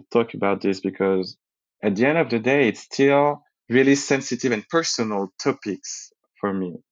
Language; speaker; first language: English; early bilingual, other home language; French